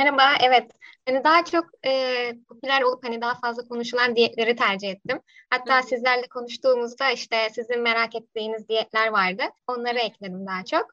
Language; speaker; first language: Turkish; native; Turkish